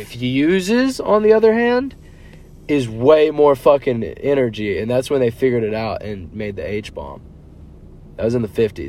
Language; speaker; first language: English; native; English